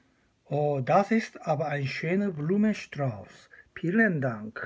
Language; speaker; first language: German; non-native, fluent; Korean